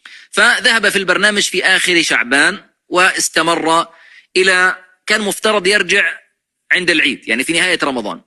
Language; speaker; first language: Arabic; native; Arabic